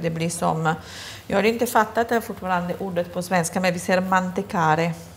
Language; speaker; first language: Swedish; non-native, fluent; Italian